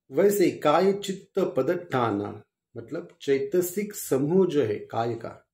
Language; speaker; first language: Hindi; non-native, local second language; Marathi